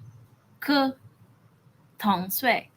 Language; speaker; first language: Chinese; non-native, learner; Filipino